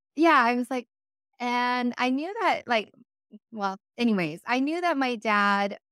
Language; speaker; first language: English; native; English